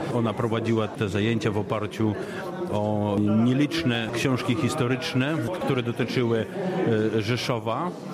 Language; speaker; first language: Polish; early bilingual, heritage; Polish